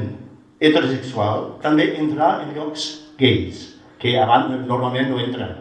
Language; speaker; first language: Catalan; non-native, fluent; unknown